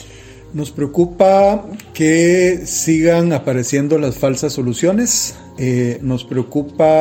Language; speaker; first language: Spanish; native; Spanish